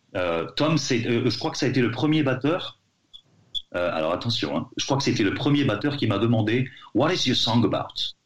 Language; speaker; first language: French; early bilingual, heritage; Spanish